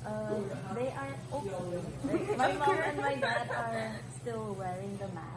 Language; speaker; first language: English; non-native, learner; Thai